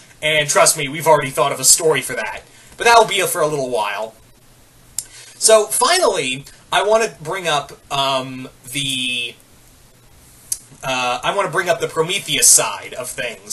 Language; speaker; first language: English; native; English